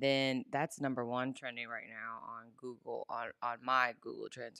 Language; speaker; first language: English; native; English